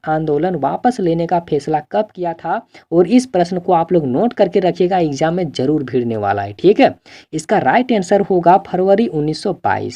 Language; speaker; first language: Hindi; native; Hindi